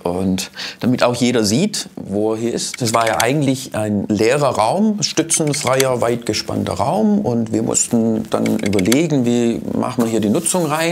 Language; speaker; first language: German; native; German